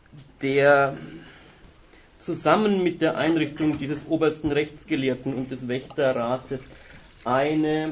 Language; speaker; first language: German; native; German